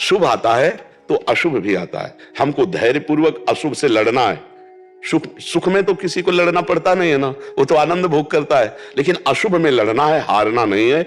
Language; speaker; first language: Hindi; native; Hindi